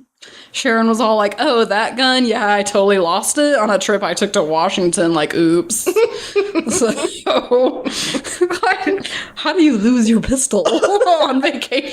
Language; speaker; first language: English; native; English